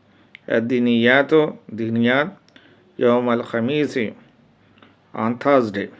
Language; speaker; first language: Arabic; non-native, fluent; Urdu